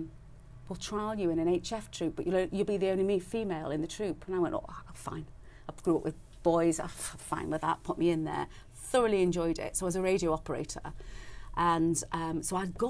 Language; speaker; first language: English; native; English